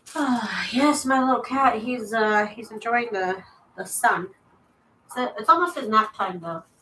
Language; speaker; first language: English; native; English